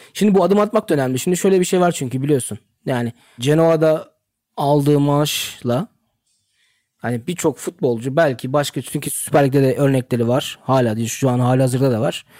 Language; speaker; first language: Turkish; early bilingual, heritage; Turkish